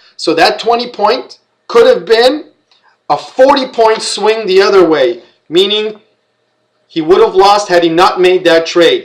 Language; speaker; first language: English; native; English